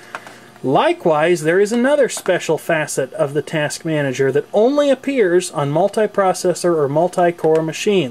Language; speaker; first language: English; native; English